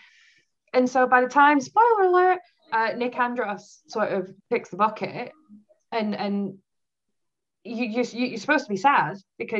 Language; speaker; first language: English; native; English